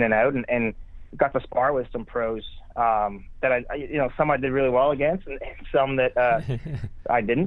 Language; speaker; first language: English; native; English